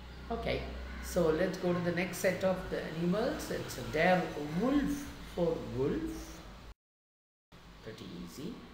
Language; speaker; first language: English; non-native, local second language; Tamil